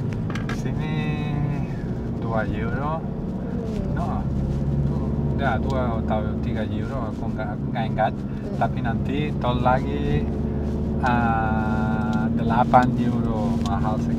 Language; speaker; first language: Indonesian; non-native, learner; Spanish